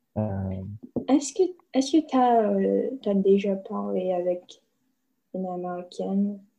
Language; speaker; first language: French; non-native, learner; English